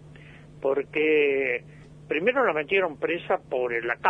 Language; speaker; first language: Spanish; native; Spanish